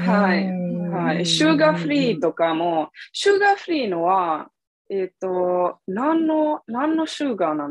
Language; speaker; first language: Japanese; non-native, fluent; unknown